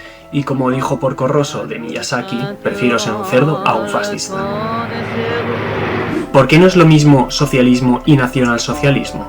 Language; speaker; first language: Spanish; native; Spanish